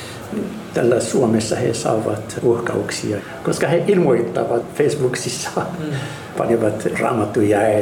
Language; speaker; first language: Finnish; non-native, learner; Arabic